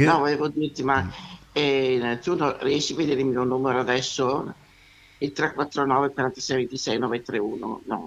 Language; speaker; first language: Italian; native; Italian